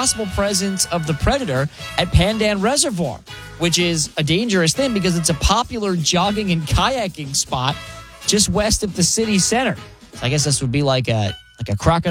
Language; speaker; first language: English; native; English